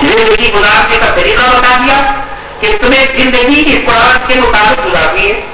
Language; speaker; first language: Urdu; non-native, local second language; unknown